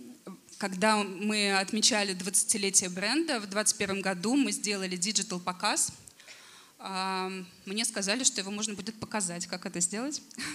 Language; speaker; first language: Russian; native; Russian